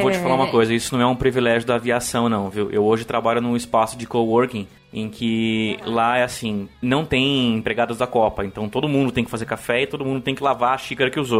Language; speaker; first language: Portuguese; native; Portuguese